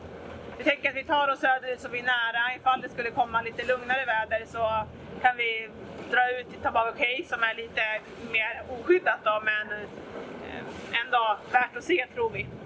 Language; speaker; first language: Swedish; native; Swedish